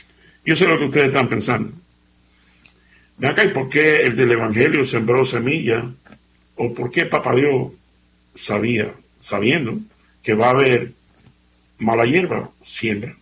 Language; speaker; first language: Spanish; native; Spanish